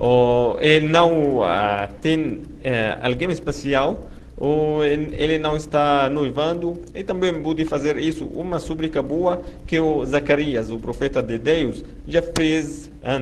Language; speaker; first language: Portuguese; non-native, fluent; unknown